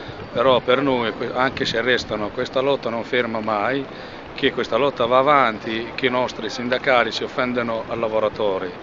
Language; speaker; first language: Italian; non-native, learner; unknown